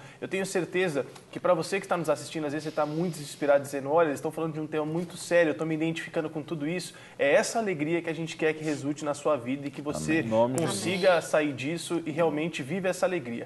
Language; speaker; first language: Portuguese; native; Portuguese